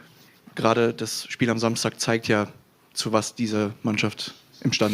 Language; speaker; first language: German; native; German